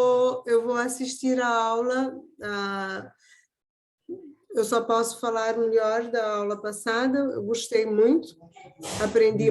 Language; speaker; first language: Portuguese; non-native, local second language; Kabuverdianu